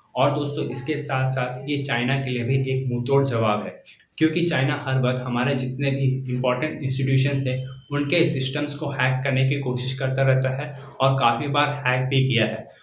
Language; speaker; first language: Hindi; native; Hindi